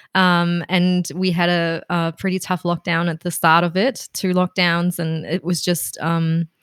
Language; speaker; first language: English; non-native, fluent; German